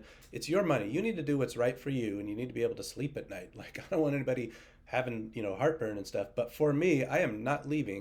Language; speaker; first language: English; native; English